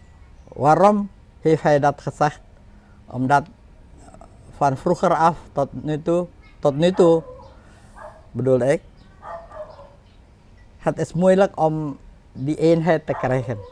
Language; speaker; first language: Dutch; non-native, fluent; Indonesian